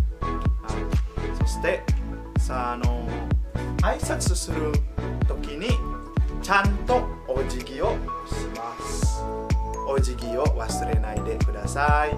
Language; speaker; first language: Japanese; non-native, learner; Indonesian